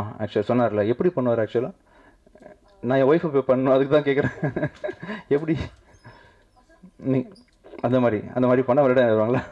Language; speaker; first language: Tamil; native; Tamil